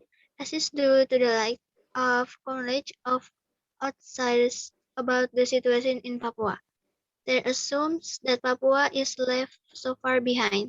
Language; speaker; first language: English; non-native, learner; Indonesian